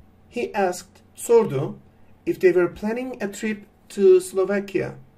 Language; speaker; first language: English; non-native, fluent; Turkish